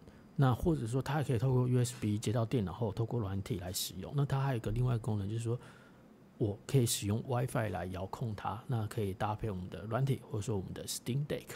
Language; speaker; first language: Chinese; native; Chinese